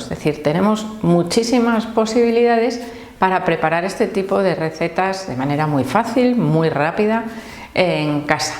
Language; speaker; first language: Spanish; native; Spanish